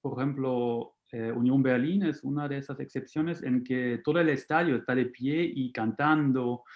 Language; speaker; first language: Spanish; non-native, fluent; German